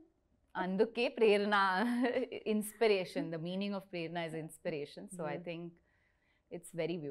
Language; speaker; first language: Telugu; non-native, learner; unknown